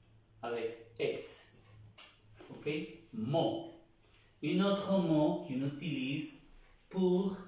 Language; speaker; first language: French; non-native, fluent; Spanish